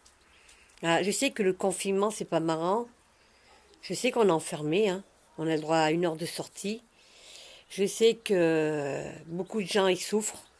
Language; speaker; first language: French; native; French